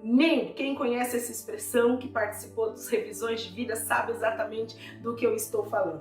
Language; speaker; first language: Portuguese; native; Portuguese